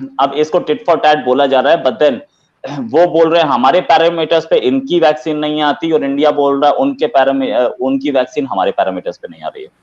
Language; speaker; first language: Hindi; native; Hindi